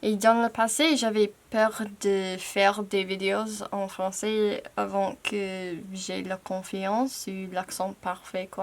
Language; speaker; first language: French; non-native, fluent; English